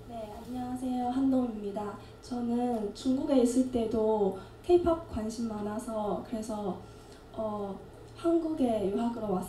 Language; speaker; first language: Korean; non-native, learner; Chinese